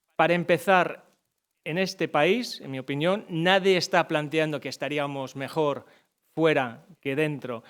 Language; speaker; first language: Spanish; non-native, fluent; English